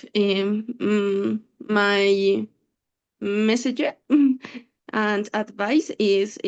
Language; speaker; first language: English; non-native, learner; Spanish